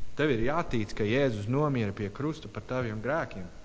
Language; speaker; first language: Latvian; non-native, learner; English